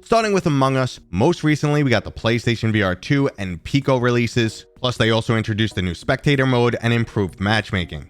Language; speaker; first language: English; native; English